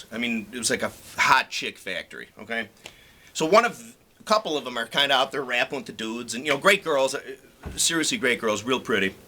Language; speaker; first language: English; native; English